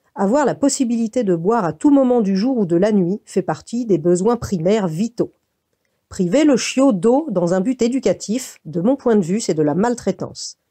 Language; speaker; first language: French; native; French